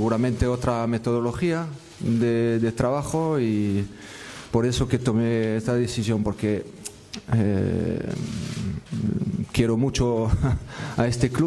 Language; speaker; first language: Spanish; non-native, fluent; French